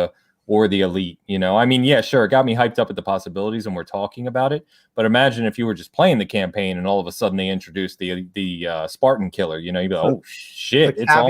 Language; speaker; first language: English; native; English